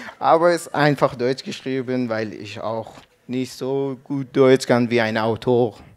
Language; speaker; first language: German; non-native, learner; Persian